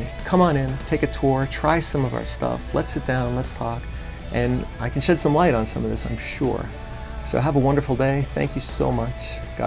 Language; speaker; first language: English; native; English